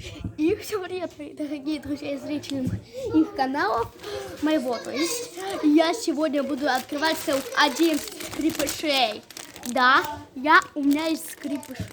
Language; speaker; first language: Russian; native; Russian